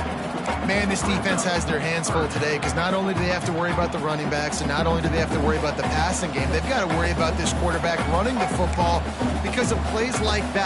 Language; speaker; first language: English; native; English